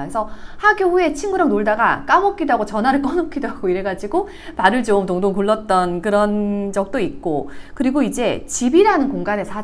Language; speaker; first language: Korean; native; Korean